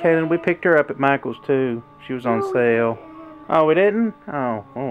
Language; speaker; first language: English; native; English